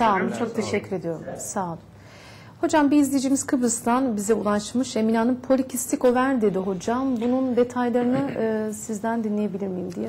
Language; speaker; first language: Turkish; native; Turkish